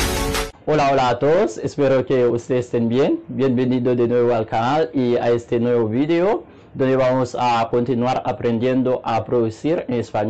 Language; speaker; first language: Spanish; non-native, learner; Haitian Creole